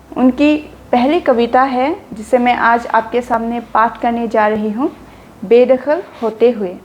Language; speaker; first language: Hindi; non-native, local second language; Assamese